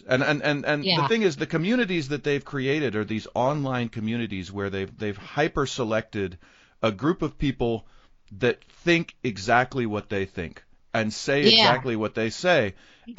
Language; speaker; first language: English; native; English